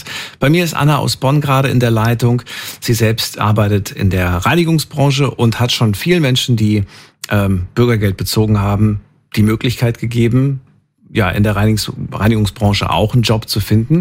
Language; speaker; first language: German; native; German